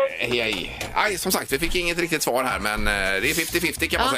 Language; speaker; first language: Swedish; native; Swedish